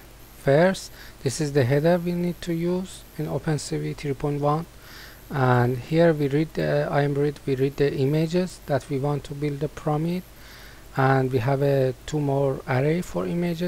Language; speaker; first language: English; non-native, fluent; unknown